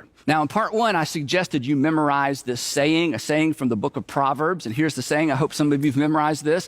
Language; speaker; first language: English; native; English